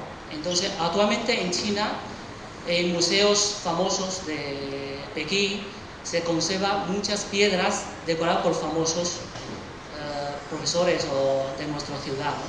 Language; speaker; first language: Spanish; early bilingual, other home language; Chinese